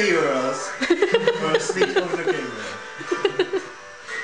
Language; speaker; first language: English; non-native, learner; Czech